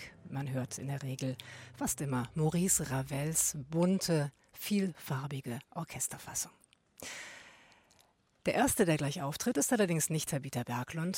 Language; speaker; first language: German; native; German